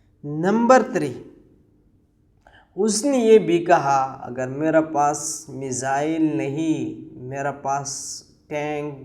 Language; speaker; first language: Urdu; non-native, learner; Pashto